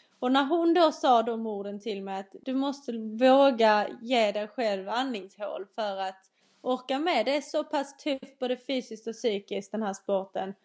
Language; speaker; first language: Swedish; native; Swedish